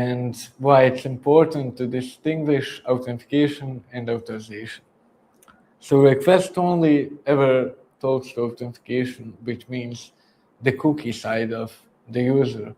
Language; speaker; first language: English; non-native, fluent; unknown